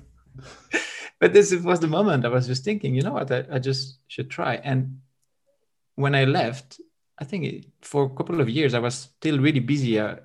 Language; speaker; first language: English; non-native, fluent; French